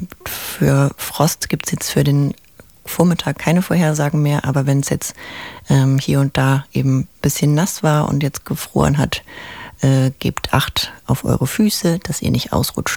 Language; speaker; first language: German; native; German